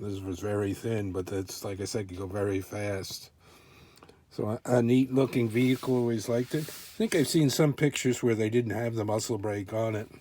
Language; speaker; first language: English; native; English